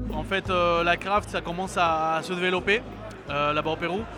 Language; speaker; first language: French; non-native, fluent; Spanish